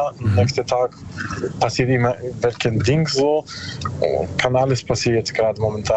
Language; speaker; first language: German; non-native, learner; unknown